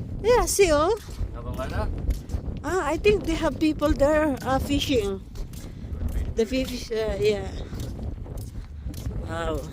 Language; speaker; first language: English; non-native, learner; Filipino